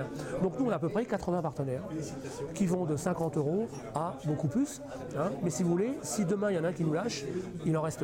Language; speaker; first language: French; native; French